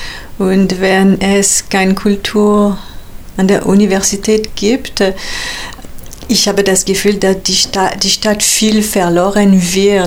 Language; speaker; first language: German; non-native, fluent; French